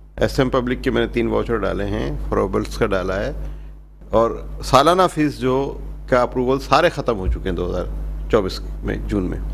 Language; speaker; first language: Urdu; native; Urdu